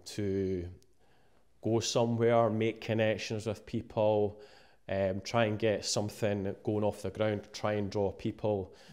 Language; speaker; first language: English; native; English